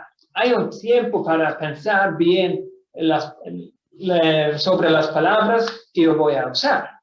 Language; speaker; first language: Spanish; non-native, fluent; Swedish